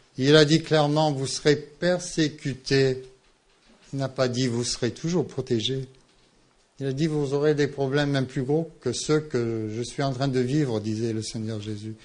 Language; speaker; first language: French; non-native, fluent; English